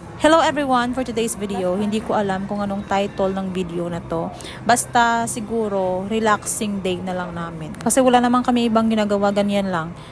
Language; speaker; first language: Filipino; non-native, local second language; Hiligaynon